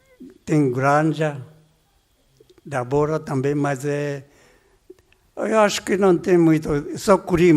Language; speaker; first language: Portuguese; non-native, learner; Japanese